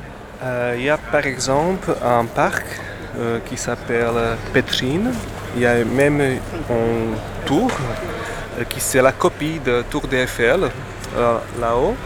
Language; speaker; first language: French; non-native, fluent; Slovak